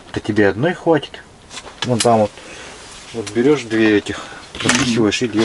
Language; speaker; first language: Russian; native; Russian